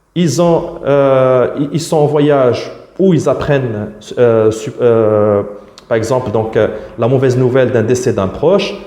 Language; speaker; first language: French; non-native, local second language; Arabic